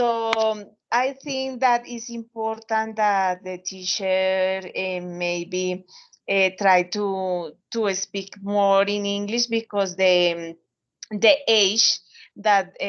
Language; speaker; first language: English; non-native, learner; Spanish